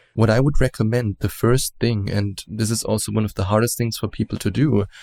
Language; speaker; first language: English; non-native, fluent; German